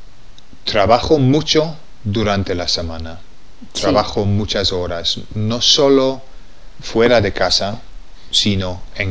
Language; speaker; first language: Spanish; non-native, fluent; English